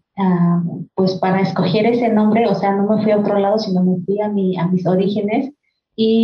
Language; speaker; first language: Spanish; non-native, local second language; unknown